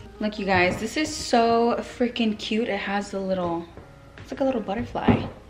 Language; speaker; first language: English; early bilingual, other home language; Spanish